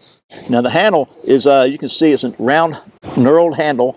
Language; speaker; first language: English; native; English